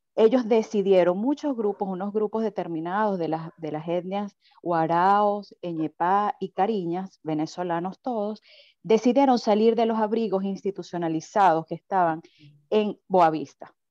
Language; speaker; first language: Spanish; native; Spanish